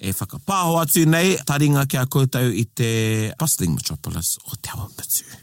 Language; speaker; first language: Māori; non-native, local second language; English